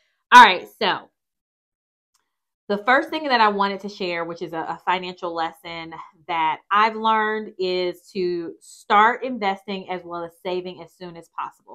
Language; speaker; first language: English; native; English